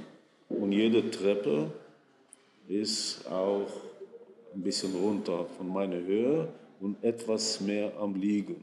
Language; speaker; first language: German; non-native, fluent; Hebrew